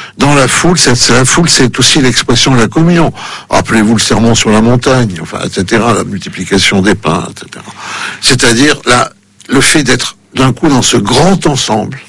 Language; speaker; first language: French; native; French